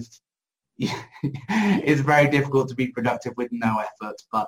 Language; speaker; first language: English; native; English